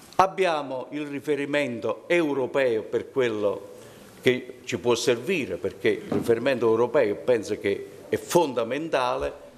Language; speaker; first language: Italian; native; Italian